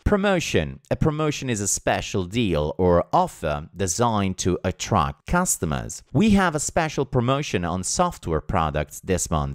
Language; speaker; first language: English; non-native, fluent; Italian